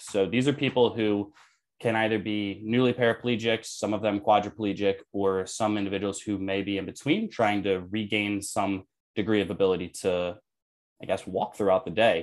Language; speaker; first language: English; native; English